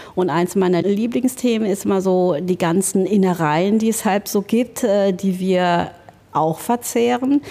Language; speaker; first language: German; native; German